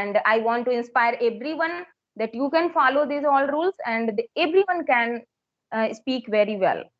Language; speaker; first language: English; non-native, local second language; Hindi